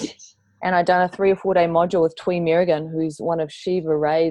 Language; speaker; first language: English; native; English